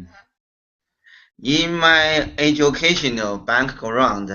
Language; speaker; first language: English; non-native, learner; Chinese